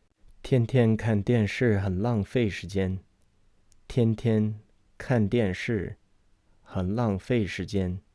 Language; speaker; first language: Chinese; non-native, fluent; English